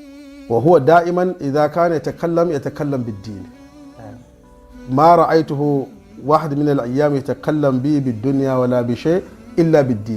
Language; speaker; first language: Arabic; non-native, fluent; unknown